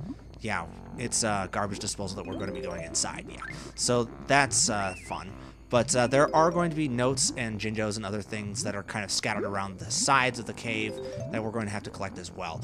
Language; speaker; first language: English; native; English